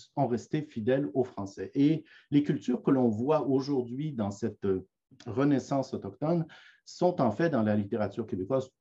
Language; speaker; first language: French; native; French